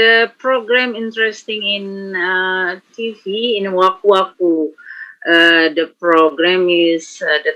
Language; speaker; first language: English; non-native, learner; Indonesian